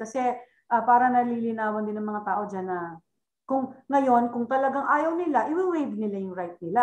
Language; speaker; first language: Filipino; native; Filipino